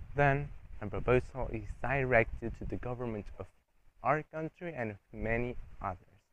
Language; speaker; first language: English; non-native, fluent; Spanish